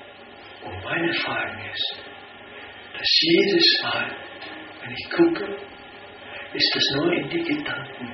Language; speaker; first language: German; non-native, fluent; Danish